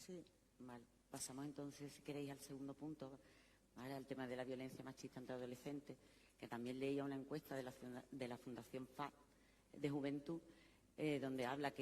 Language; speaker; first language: Spanish; native; Spanish